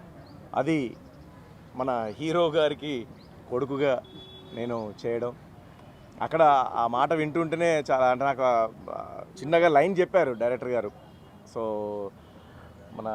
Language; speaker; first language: Telugu; native; Telugu